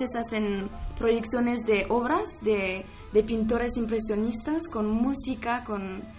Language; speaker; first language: Spanish; non-native, fluent; French